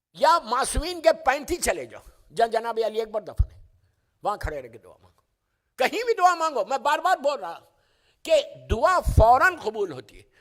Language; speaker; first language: Urdu; native; Urdu